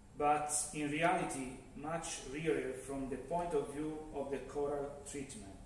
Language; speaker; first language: English; non-native, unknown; Italian